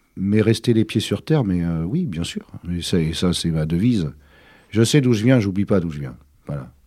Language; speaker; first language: French; native; French